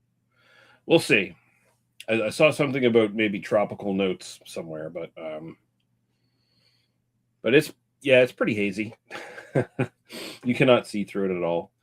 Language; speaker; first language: English; native; English